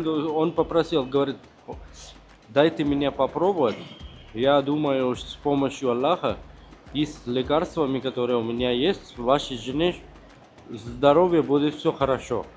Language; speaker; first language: Russian; non-native, fluent; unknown